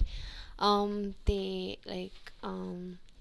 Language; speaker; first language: English; non-native, local second language; Sinhala